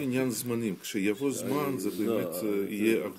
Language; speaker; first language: Hebrew; non-native, fluent; Russian